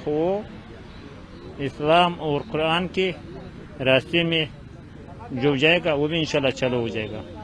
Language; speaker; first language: Hindi; non-native, learner; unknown